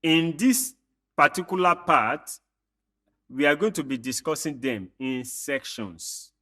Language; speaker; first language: English; non-native, local second language; Yoruba